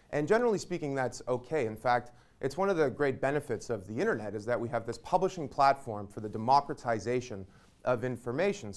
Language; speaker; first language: English; native; English